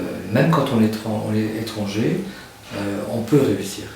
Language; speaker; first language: French; early bilingual, other home language; Portuguese